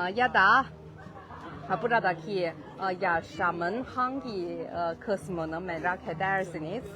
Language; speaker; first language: Turkish; non-native, learner; Chinese